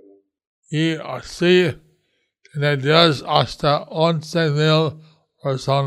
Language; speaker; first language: Spanish; non-native, learner; English